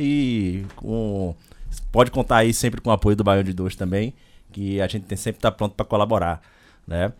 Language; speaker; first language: Portuguese; native; Portuguese